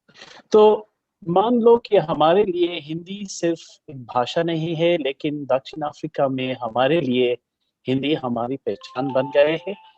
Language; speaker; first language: Hindi; early bilingual, heritage; Hindi